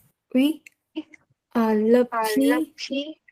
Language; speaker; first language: French; non-native, learner; Vietnamese